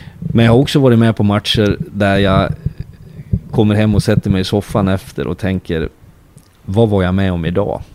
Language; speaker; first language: Swedish; native; Swedish